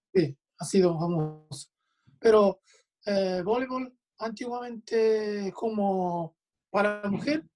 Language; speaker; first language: Spanish; non-native, fluent; Japanese